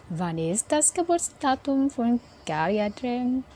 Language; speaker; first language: German; non-native, fluent; Indonesian